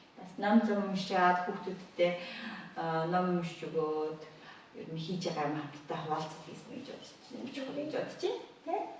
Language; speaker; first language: Mongolian; native; Mongolian